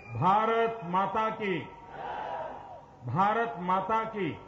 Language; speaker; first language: Hindi; non-native, local second language; Gujarati